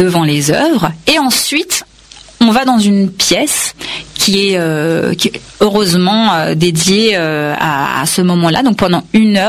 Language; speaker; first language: French; non-native, fluent; Kannada